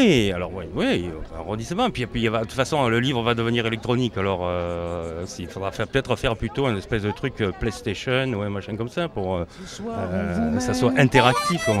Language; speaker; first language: French; native; French